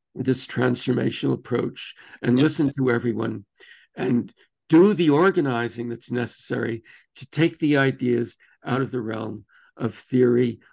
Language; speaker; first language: English; native; English